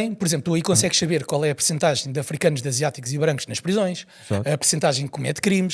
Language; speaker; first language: Portuguese; native; Portuguese